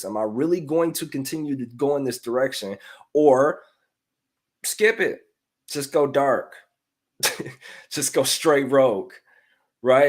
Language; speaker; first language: English; native; English